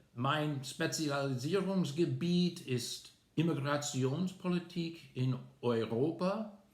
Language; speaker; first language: German; non-native, fluent; English